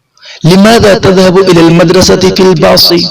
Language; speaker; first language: Arabic; non-native, fluent; Urdu